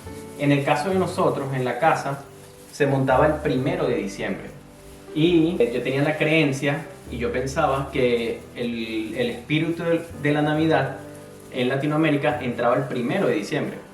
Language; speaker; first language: Spanish; native; Spanish